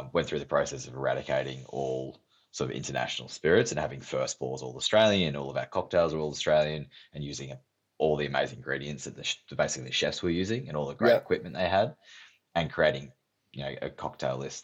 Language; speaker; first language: English; native; English